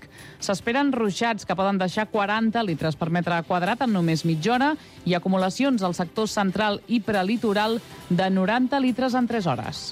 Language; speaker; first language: Catalan; native; Catalan